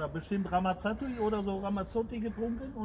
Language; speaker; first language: German; native; German